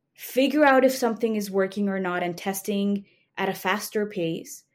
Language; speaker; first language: English; non-native, fluent; Spanish